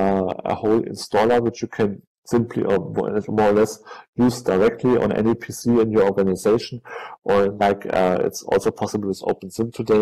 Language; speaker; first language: English; non-native, fluent; German